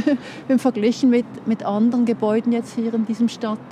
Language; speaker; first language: German; native; German